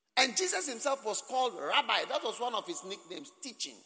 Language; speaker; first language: English; non-native, local second language; Akan